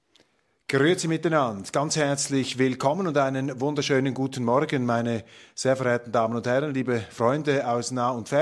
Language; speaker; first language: German; native; German